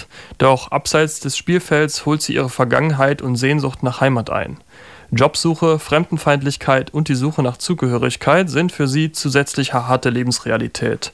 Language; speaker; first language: German; native; German